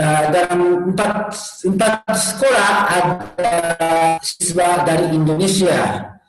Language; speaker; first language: Indonesian; non-native, learner; Japanese